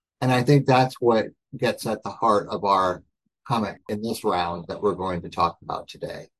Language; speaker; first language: English; native; English